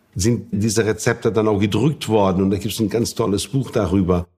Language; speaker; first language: German; non-native, fluent; Portuguese